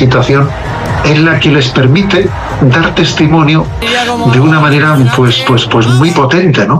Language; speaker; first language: Spanish; native; Spanish